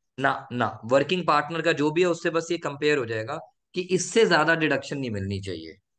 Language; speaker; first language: Hindi; native; Hindi